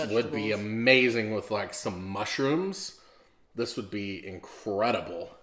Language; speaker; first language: English; native; English